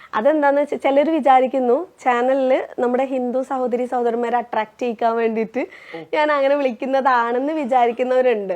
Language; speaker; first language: Malayalam; non-native, local second language; Tamil